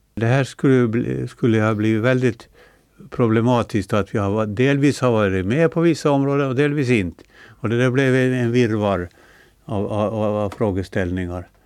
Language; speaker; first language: Swedish; native; Swedish